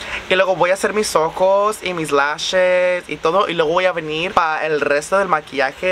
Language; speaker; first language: Spanish; early bilingual, heritage; Spanish